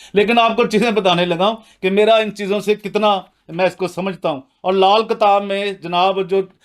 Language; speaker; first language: Urdu; non-native, local second language; Punjabi